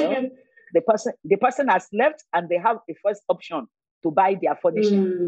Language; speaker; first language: English; non-native, local second language; Yoruba